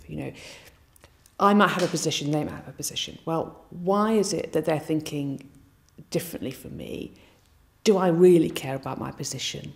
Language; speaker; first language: English; native; English